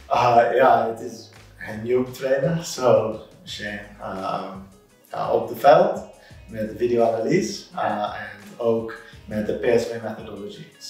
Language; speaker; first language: Dutch; non-native, learner; English